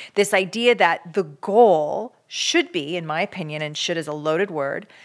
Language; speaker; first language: English; native; English